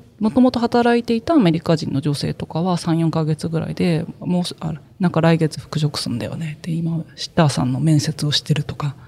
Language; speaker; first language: Japanese; native; Japanese